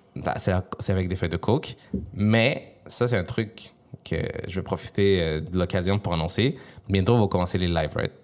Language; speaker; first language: French; early bilingual, other home language; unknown